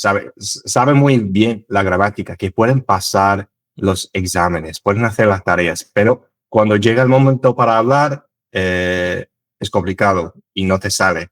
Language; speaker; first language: Spanish; non-native, fluent; English